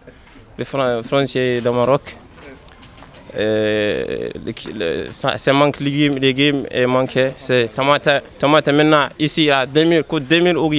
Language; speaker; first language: French; non-native, learner; Arabic